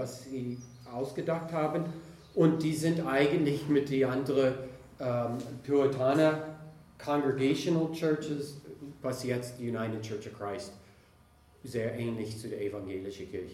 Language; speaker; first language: German; non-native, fluent; English